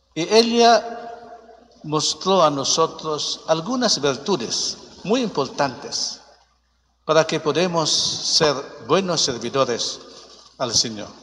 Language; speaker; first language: Spanish; non-native, fluent; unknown